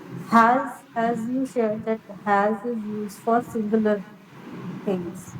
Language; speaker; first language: English; non-native, learner; Hindi